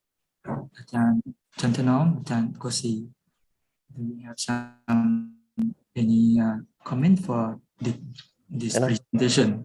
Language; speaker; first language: English; non-native, fluent; Lao